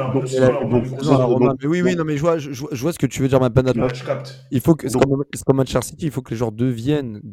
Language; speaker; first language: French; native; French